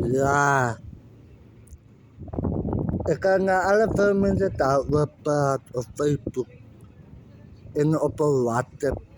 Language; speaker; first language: Dutch; non-native, learner; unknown